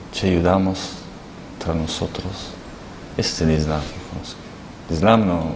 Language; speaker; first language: Spanish; non-native, learner; Arabic